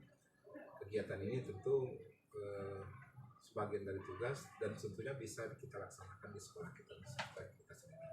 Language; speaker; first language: Indonesian; native; Indonesian